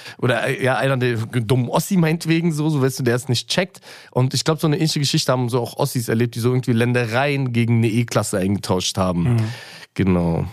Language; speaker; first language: German; early bilingual, other home language; Russian